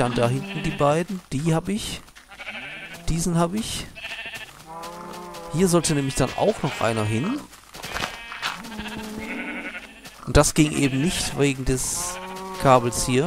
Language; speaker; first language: German; native; German